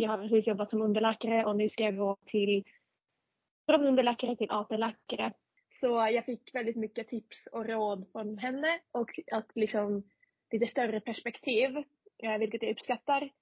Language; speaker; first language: Swedish; non-native, fluent; Finnish